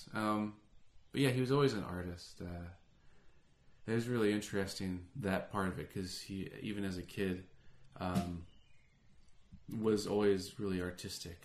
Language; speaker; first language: English; native; English